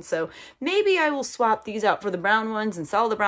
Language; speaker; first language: English; native; English